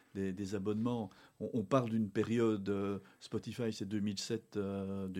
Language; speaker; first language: French; native; French